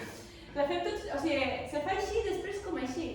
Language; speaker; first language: Catalan; native; Catalan